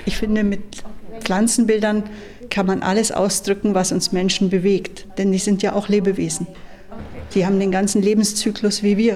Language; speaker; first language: German; native; German